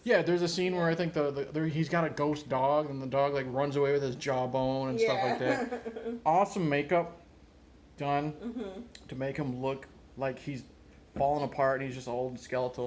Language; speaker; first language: English; native; English